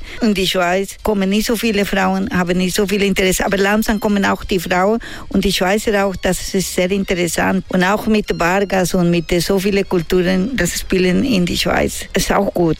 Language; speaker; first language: German; non-native, learner; Spanish